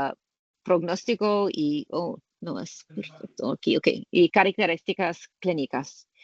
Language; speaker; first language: Spanish; non-native, learner; English